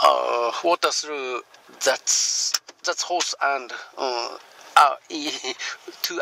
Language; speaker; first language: English; non-native, learner; Japanese